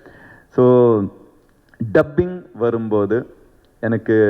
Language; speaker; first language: Tamil; non-native, learner; Kannada